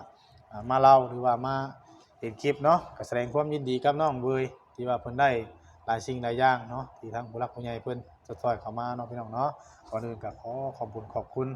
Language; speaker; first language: Thai; non-native, local second language; Lao